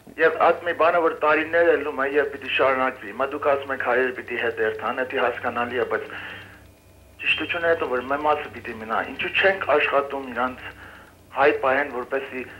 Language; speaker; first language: Armenian; early bilingual, heritage; Armenian